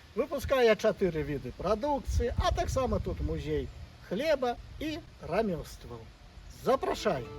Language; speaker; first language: Belarusian; native; Belarusian